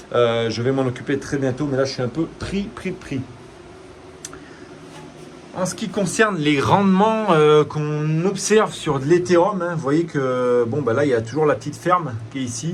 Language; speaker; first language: French; native; French